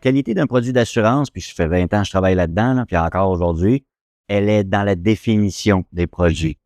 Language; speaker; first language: French; native; French